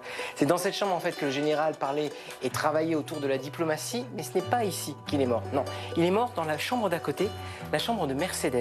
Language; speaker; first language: French; native; French